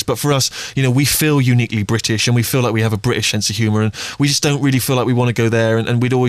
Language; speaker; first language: English; native; English